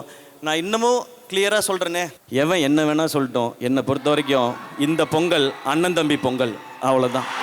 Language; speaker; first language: Tamil; native; Tamil